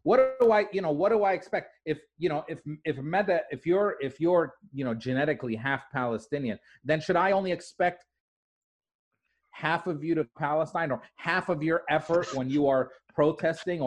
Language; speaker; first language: English; native; English